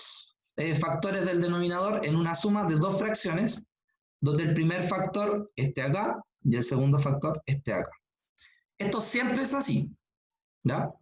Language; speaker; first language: Spanish; native; Spanish